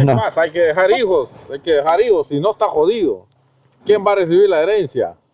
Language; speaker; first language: Spanish; native; Spanish